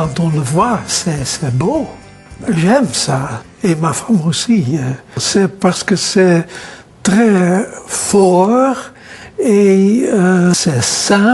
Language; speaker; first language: French; non-native, learner; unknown